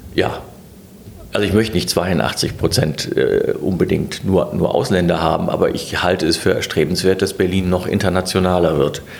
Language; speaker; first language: German; native; German